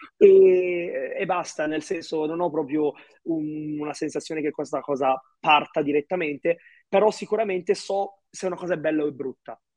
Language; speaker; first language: Italian; early bilingual, other home language; Arabic